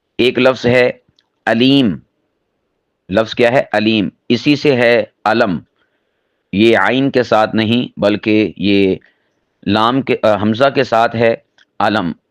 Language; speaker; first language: Urdu; non-native, local second language; Punjabi